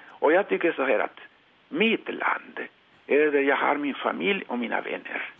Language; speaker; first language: Swedish; non-native, fluent; Spanish